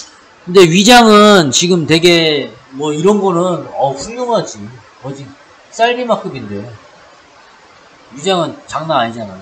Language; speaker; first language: Korean; native; Korean